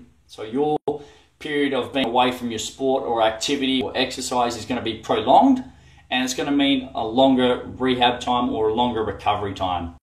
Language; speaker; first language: English; native; English